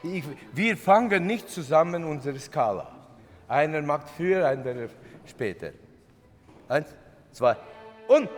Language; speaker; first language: German; non-native, fluent; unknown